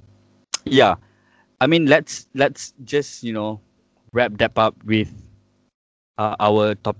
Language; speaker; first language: English; non-native, local second language; Malay